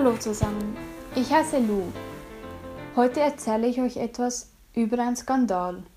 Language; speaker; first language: German; native; German